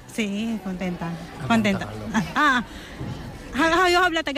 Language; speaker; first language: Spanish; non-native, learner; Filipino